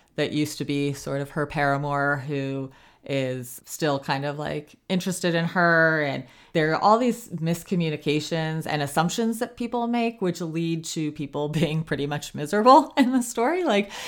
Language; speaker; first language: English; native; English